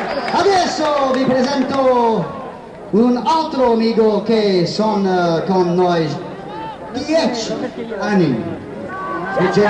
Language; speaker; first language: Italian; non-native, learner; English